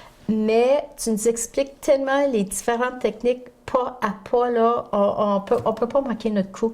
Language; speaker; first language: French; native; French